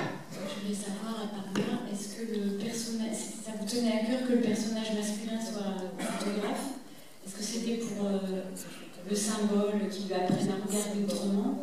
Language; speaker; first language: French; native; French